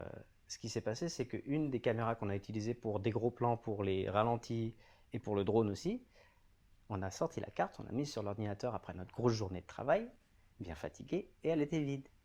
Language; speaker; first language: French; native; French